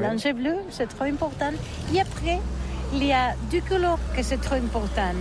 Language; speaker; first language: French; non-native, learner; Catalan